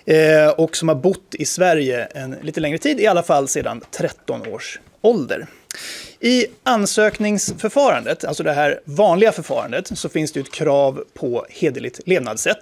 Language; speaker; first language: Swedish; native; Swedish